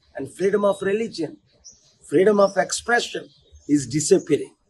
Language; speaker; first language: English; non-native, local second language; Telugu